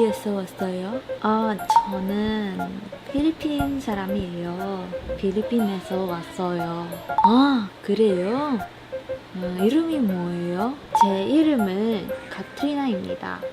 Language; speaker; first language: Korean; non-native, learner; Filipino